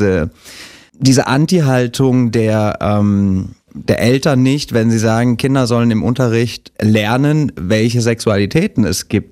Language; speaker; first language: German; native; German